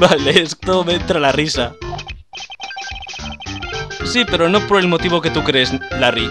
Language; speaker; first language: Spanish; native; Spanish